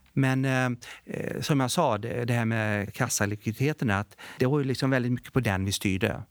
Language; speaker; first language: Swedish; early bilingual, other home language; Bosnian